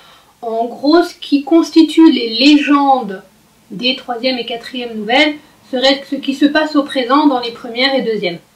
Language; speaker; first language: French; native; French